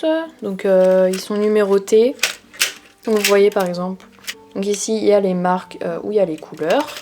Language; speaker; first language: French; native; French